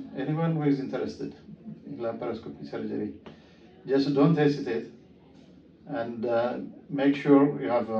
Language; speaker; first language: English; non-native, fluent; Amharic